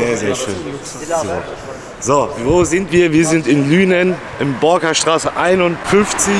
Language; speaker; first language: German; native; German